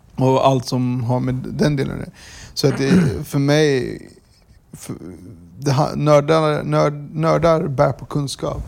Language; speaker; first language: Swedish; early bilingual, other home language; Kurdish